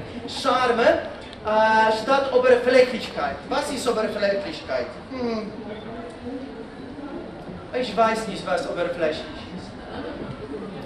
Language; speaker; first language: German; non-native, fluent; Polish